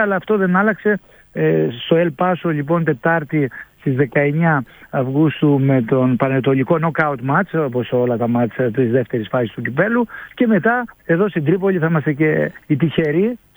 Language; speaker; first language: Greek; native; Greek